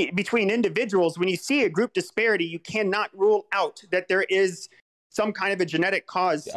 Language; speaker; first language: English; native; English